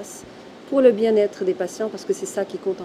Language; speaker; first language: French; native; French